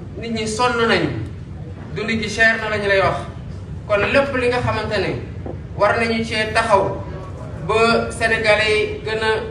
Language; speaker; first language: Wolof; non-native, local second language; Serer